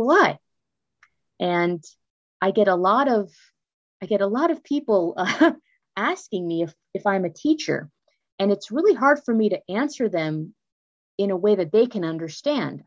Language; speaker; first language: English; native; English